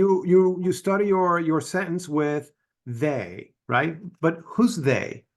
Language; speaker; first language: English; native; English